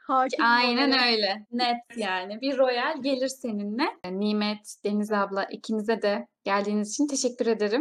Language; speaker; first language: Turkish; native; Turkish